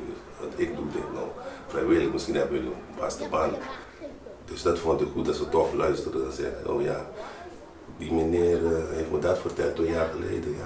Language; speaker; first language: Dutch; non-native, fluent; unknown